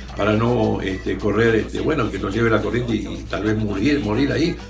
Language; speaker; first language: Spanish; native; Spanish